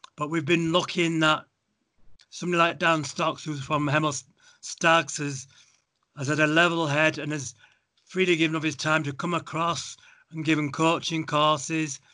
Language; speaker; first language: English; native; English